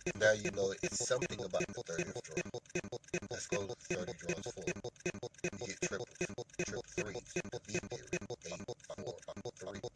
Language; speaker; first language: English; native; English